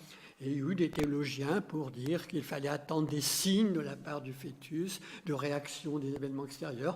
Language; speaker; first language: French; native; French